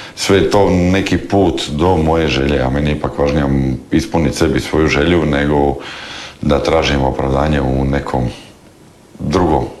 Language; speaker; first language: Croatian; native; Croatian